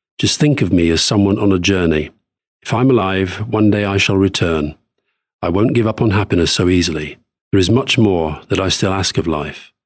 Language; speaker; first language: English; native; English